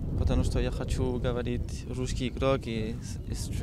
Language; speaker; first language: Russian; non-native, learner; French